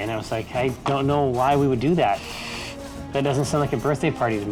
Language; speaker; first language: English; native; English